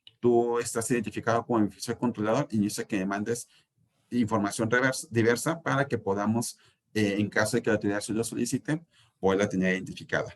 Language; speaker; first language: Spanish; native; Spanish